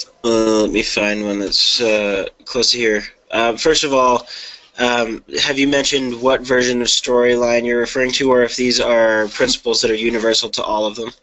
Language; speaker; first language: English; native; English